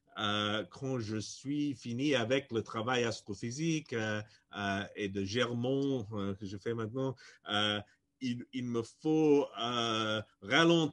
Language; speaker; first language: French; non-native, fluent; English